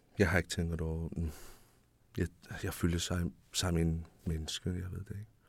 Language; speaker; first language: Danish; non-native, learner; Persian